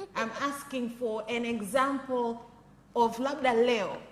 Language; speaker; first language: English; non-native, local second language; Swahili